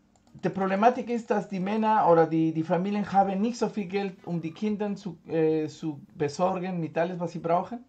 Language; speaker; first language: German; non-native, fluent; Spanish